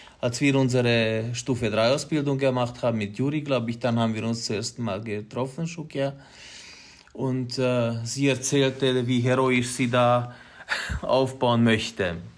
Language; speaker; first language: German; non-native, fluent; Hungarian